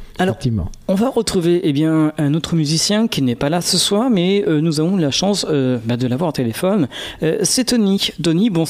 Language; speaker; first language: French; native; French